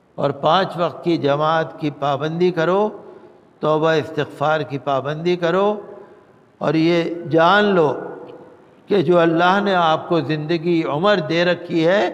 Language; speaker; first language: Urdu; native; Urdu